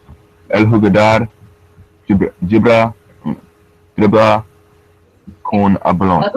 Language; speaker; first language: Spanish; non-native, learner; English